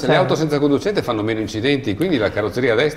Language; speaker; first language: Italian; native; Italian